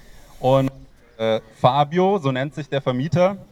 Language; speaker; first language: German; native; German